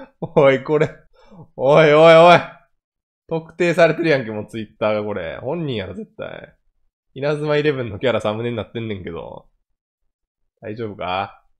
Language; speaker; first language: Japanese; native; Japanese